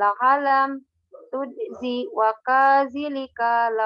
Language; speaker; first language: Arabic; non-native, learner; Indonesian